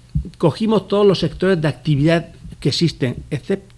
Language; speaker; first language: Spanish; native; Spanish